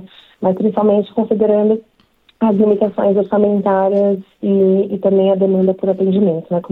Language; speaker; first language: Portuguese; native; Portuguese